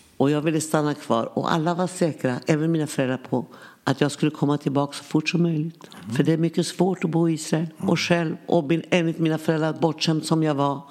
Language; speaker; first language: Swedish; early bilingual, other home language; Yiddish